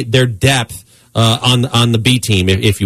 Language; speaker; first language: English; native; English